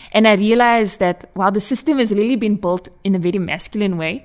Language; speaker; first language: English; native; English